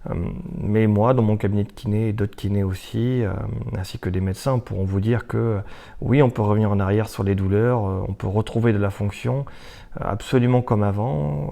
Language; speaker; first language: French; native; French